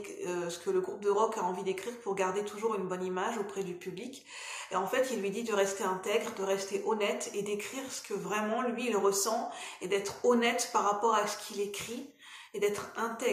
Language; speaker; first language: French; native; French